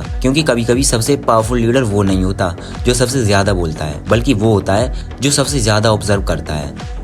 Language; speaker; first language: Hindi; native; Hindi